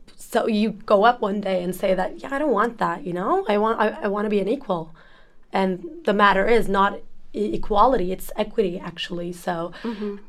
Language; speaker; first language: English; non-native, fluent; Turkish